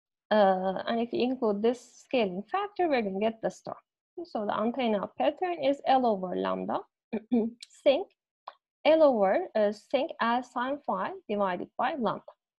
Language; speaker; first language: English; non-native, fluent; Turkish